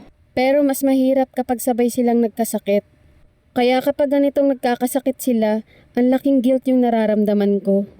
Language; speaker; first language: Filipino; native; Filipino